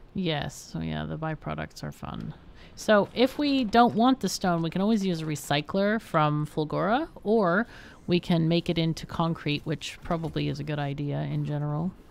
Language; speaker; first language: English; native; English